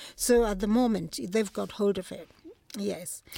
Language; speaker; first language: English; non-native, local second language; Igbo